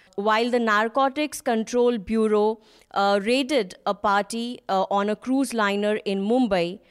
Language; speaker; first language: English; non-native, local second language; Hindi